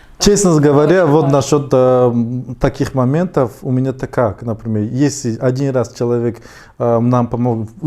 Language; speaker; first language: Russian; non-native, fluent; Tajik